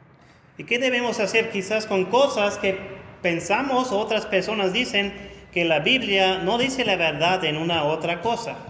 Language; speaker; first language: Spanish; non-native, fluent; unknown